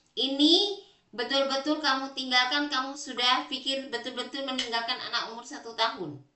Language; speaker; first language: Indonesian; native; Indonesian